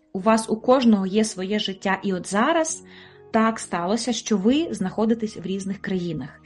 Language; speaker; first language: Ukrainian; native; Ukrainian